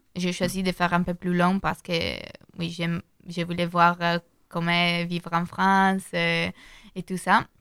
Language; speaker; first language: French; non-native, learner; Italian